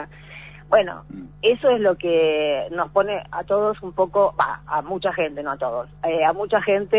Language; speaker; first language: Spanish; native; Spanish